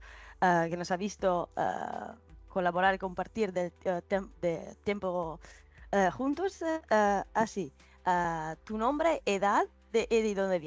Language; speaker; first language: Spanish; non-native, fluent; Italian